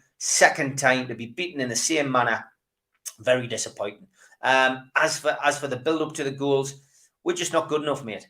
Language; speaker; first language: English; native; English